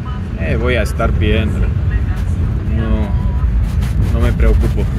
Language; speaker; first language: Spanish; non-native, learner; English